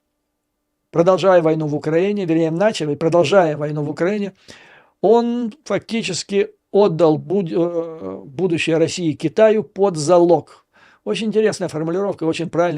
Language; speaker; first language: Russian; native; Russian